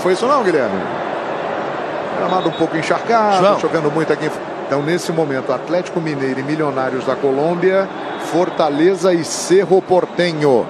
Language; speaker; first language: Portuguese; native; Portuguese